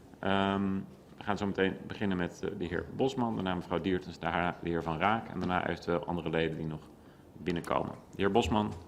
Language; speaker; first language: Dutch; native; Dutch